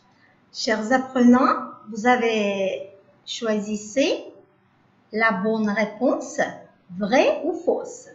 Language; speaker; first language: French; non-native, learner; Uzbek